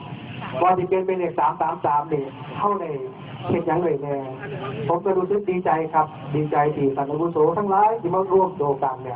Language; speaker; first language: Thai; non-native, local second language; Lao